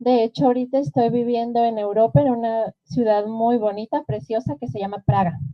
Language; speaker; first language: Spanish; native; Spanish